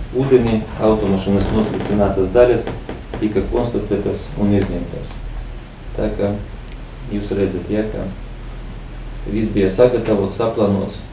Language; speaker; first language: Latvian; non-native, local second language; Russian